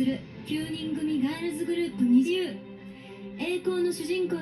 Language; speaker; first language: Japanese; native; Japanese